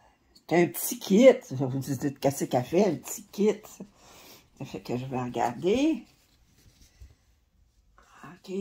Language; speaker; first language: French; native; French